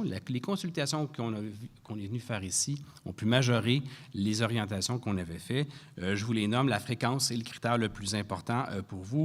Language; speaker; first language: French; native; French